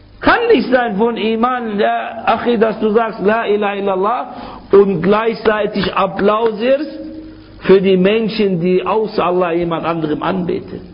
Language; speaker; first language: German; non-native, fluent; Arabic